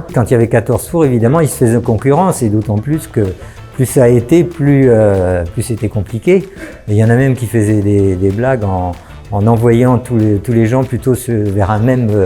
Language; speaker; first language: French; native; French